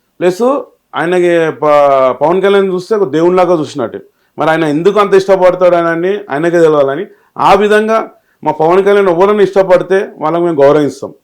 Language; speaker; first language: Telugu; native; Telugu